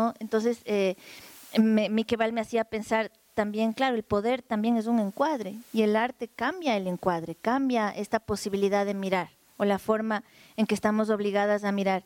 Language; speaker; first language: Spanish; native; Spanish